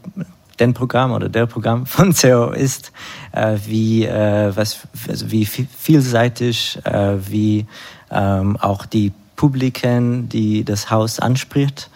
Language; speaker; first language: German; non-native, fluent; Hebrew